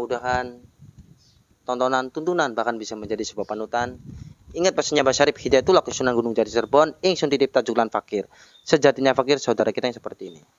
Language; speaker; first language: Indonesian; native; Indonesian